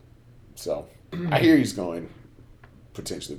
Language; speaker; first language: English; native; English